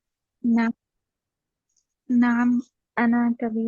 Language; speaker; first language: Arabic; non-native, learner; Urdu